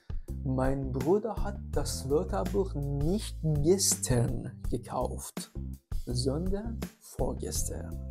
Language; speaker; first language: German; non-native, fluent; Persian